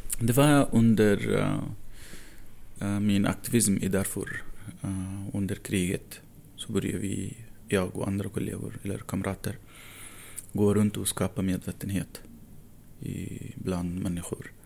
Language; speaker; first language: Swedish; non-native, fluent; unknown